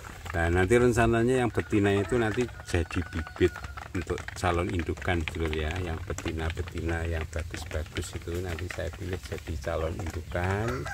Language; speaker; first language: Indonesian; native; Indonesian